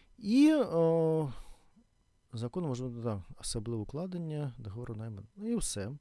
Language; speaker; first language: Ukrainian; non-native, learner; Russian